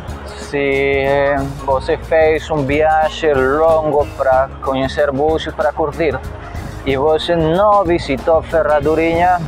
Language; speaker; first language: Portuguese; non-native, learner; Spanish